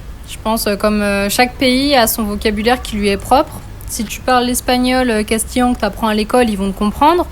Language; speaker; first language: French; native; French